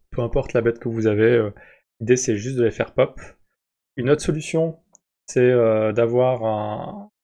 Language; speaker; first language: French; native; French